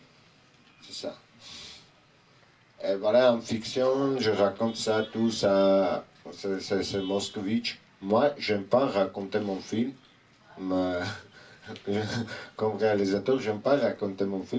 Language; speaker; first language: French; non-native, fluent; Armenian